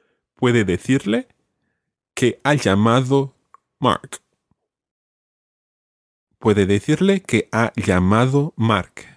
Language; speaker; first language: Spanish; non-native, fluent; English